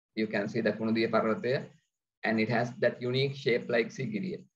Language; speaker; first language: English; non-native, local second language; Sinhala